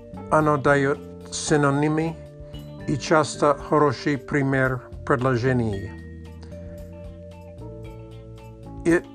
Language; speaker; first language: Russian; non-native, learner; English